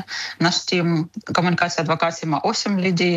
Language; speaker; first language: Czech; non-native, fluent; Ukrainian